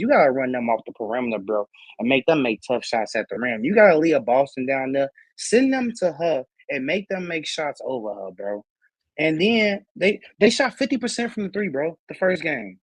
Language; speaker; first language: English; native; English